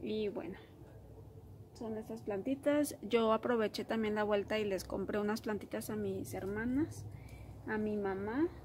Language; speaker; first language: Spanish; early bilingual, heritage; Spanish